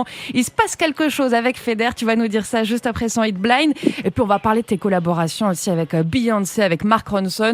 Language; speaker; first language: French; native; French